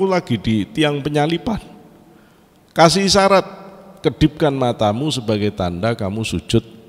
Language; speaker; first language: Indonesian; native; Indonesian